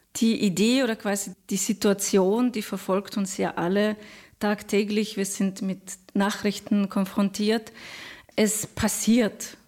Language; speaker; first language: German; non-native, fluent; Russian